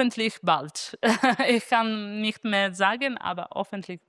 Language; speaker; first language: German; non-native, fluent; Italian